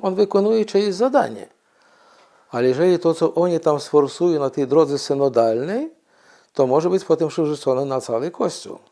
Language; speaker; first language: Polish; non-native, fluent; Ukrainian